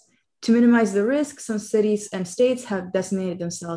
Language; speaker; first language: English; non-native, fluent; Spanish